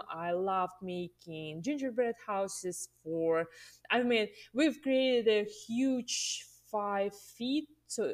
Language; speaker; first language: English; non-native, fluent; Russian